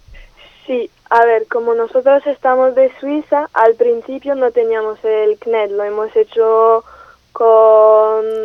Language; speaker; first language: Spanish; non-native, fluent; French